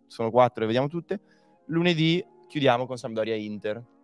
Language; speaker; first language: Italian; native; Italian